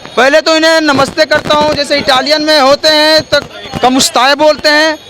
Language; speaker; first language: Hindi; native; Hindi